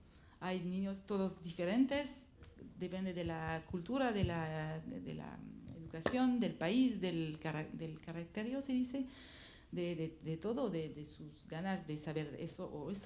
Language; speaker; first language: Spanish; non-native, learner; French